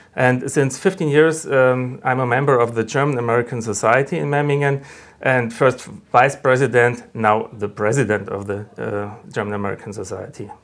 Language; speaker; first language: English; non-native, fluent; German